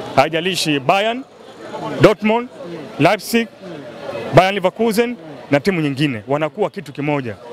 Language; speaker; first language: Swahili; native; Swahili